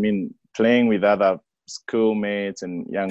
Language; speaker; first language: English; non-native, local second language; Kikuyu